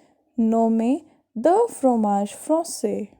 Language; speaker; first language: French; non-native, fluent; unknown